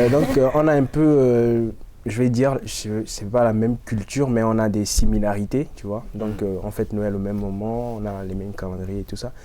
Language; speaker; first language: French; non-native, local second language; Ewe